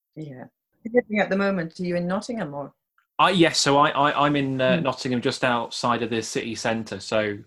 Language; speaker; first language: English; native; English